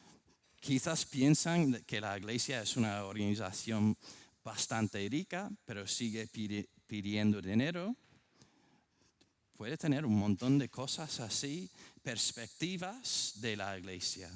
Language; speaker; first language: Spanish; non-native, fluent; English